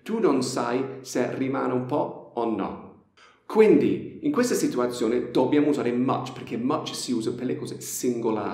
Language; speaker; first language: Italian; non-native, fluent; English